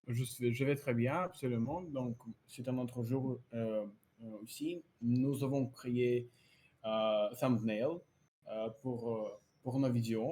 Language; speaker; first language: French; non-native, learner; Russian